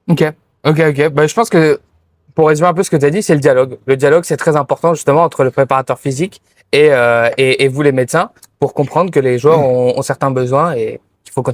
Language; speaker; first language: French; native; French